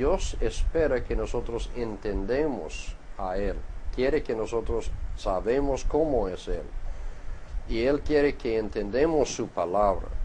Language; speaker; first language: Spanish; non-native, fluent; English